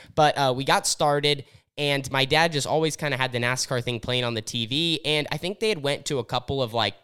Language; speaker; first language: English; native; English